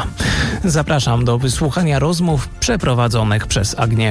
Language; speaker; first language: Polish; native; Polish